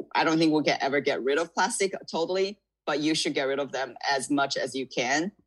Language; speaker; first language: English; non-native, fluent; Chinese